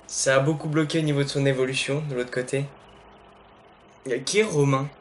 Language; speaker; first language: French; native; French